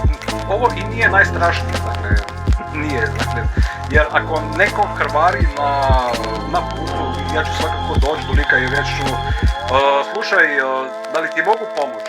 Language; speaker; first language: Croatian; native; Croatian